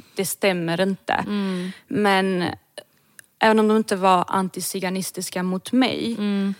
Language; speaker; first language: Swedish; early bilingual, other home language; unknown